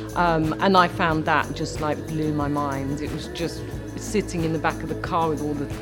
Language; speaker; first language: English; native; English